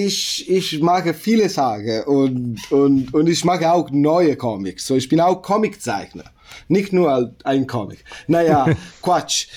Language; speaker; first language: German; non-native, learner; Italian